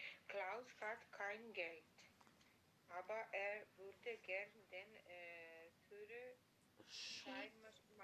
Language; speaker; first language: German; non-native, learner; Macedonian